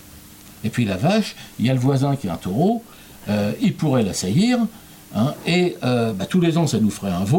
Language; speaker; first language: French; native; French